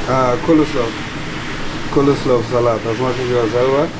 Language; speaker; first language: German; non-native, learner; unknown